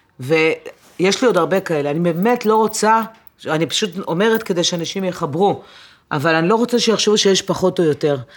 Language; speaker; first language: Hebrew; non-native, fluent; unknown